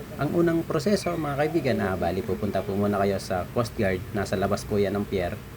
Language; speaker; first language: Filipino; non-native, local second language; Bikol